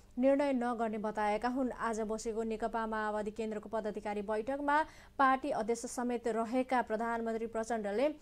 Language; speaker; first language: Nepali; non-native, local second language; Maithili